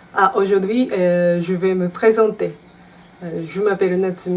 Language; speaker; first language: French; non-native, fluent; Japanese